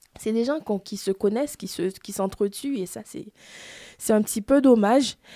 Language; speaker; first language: French; non-native, local second language; Haitian Creole